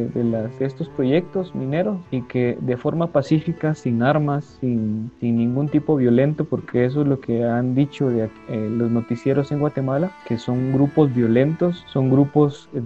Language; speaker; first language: Spanish; native; Spanish